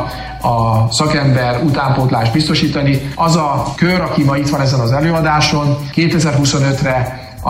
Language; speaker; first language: Hungarian; native; Hungarian